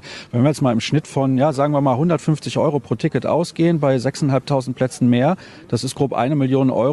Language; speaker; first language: German; native; German